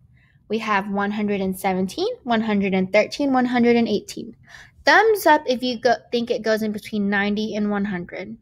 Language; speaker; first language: English; native; English